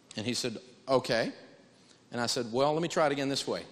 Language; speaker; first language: English; native; English